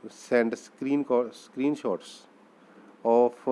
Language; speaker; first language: English; non-native, local second language; Punjabi